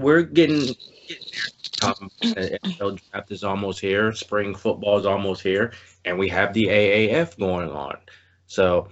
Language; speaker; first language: English; native; English